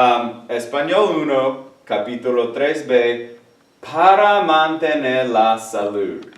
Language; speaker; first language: Spanish; non-native, fluent; English